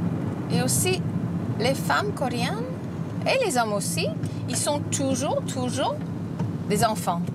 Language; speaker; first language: French; non-native, fluent; English